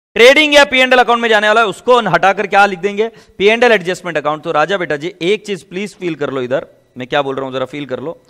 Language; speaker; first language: Hindi; native; Hindi